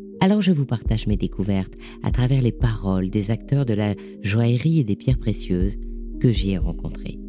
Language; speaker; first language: French; native; French